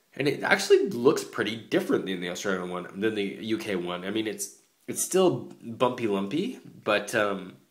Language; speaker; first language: English; native; English